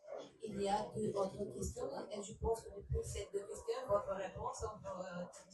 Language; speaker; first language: French; non-native, learner; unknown